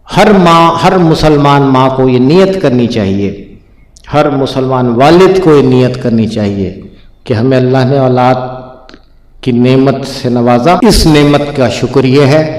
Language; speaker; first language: Urdu; native; Urdu